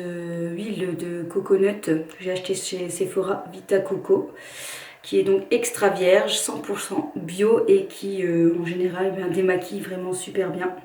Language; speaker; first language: French; native; French